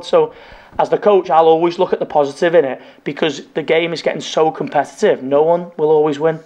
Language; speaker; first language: English; native; English